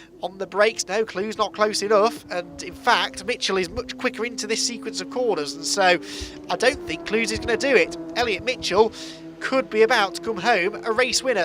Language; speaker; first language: English; native; English